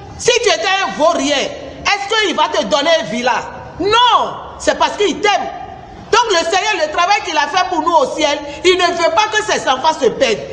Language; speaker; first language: French; non-native, local second language; Susu